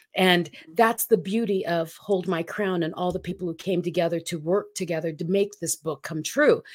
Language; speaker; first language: English; non-native, local second language; Filipino